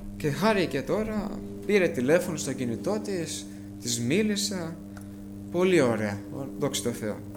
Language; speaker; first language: Greek; early bilingual, heritage; Greek